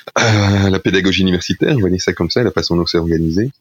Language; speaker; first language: French; native; French